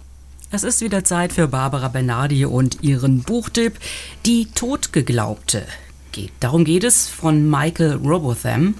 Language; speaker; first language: German; native; German